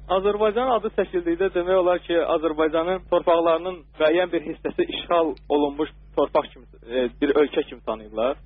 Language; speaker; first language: Azerbaijani; native; Azerbaijani